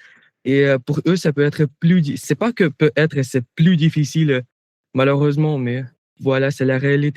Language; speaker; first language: French; non-native, fluent; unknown